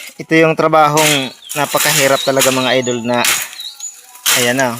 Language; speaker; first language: Filipino; non-native, local second language; Bikol